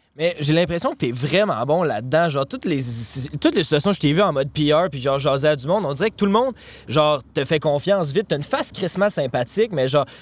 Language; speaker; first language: French; native; French